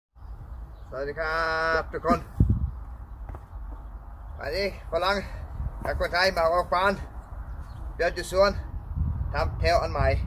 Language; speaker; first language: Thai; non-native, learner; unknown